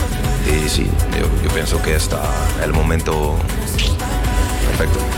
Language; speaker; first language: Spanish; non-native, learner; French